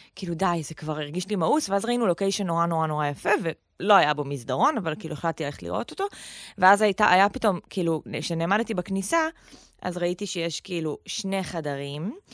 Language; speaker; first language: Hebrew; native; Hebrew